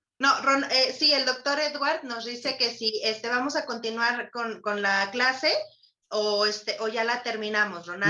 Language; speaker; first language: Spanish; native; Spanish